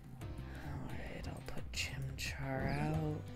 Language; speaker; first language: English; native; English